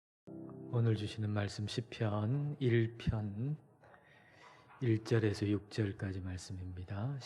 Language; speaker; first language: Korean; native; Korean